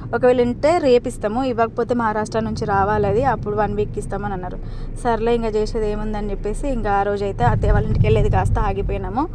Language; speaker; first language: Telugu; native; Telugu